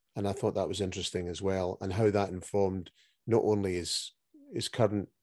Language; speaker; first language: English; native; English